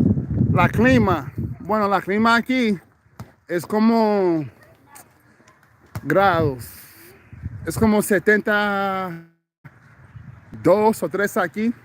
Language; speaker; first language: Spanish; non-native, fluent; English